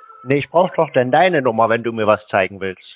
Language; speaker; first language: German; native; German